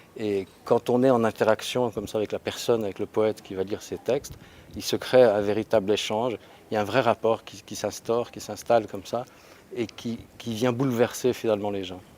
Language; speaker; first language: French; native; French